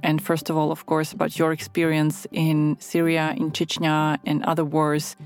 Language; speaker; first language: English; non-native, fluent; Ukrainian